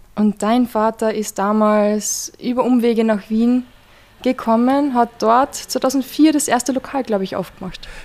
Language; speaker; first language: German; native; German